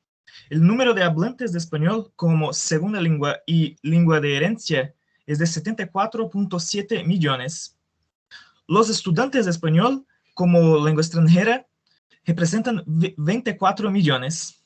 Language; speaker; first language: Spanish; non-native, fluent; Portuguese